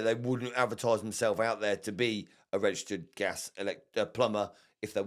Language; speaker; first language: English; native; English